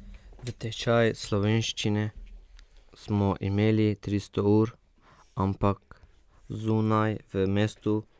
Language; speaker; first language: Slovenian; non-native, learner; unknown